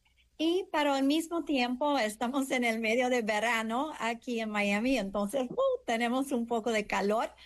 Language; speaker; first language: Spanish; early bilingual, heritage; English